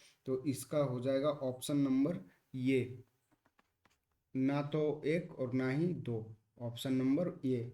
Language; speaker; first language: Hindi; native; Hindi